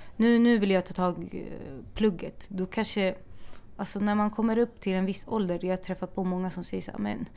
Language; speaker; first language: Swedish; native; Swedish